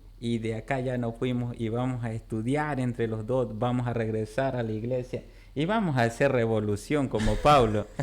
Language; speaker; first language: Spanish; native; Spanish